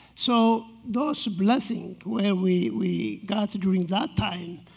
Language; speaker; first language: English; non-native, fluent; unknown